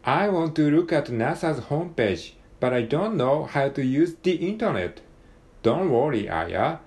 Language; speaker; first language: English; non-native, learner; Japanese